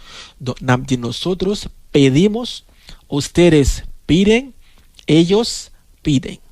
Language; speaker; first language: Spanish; non-native, fluent; Haitian Creole